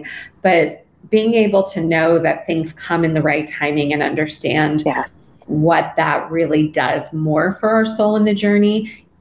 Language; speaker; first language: English; native; English